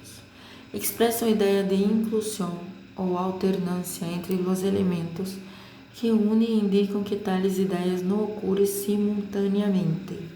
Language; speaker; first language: Portuguese; native; Portuguese